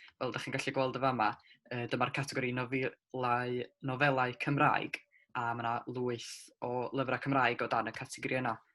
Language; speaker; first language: Welsh; native; Welsh